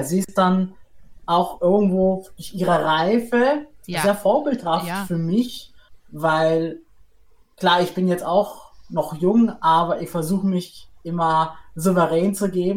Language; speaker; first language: German; native; German